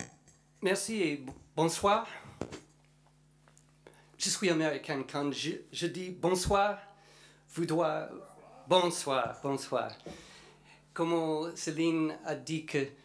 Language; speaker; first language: French; non-native, learner; English